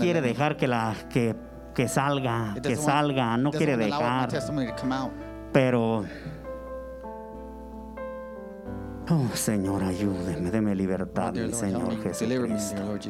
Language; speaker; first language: Spanish; native; Spanish